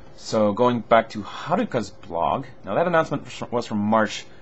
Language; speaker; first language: English; native; English